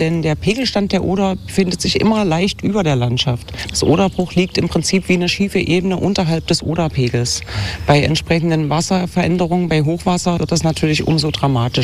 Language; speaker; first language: German; native; German